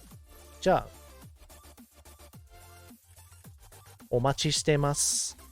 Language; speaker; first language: Japanese; non-native, learner; English